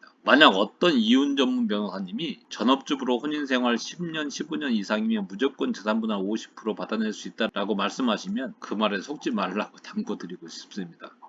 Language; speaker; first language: Korean; native; Korean